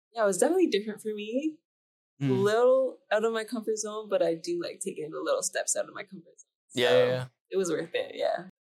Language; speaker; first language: English; native; English